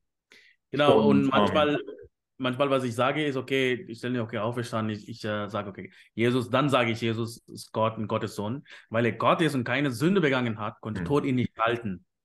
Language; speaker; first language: German; non-native, fluent; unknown